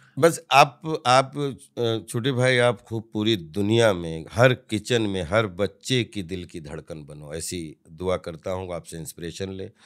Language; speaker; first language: Hindi; native; Hindi